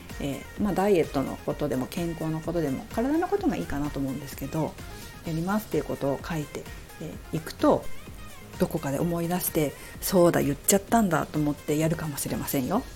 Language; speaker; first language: Japanese; native; Japanese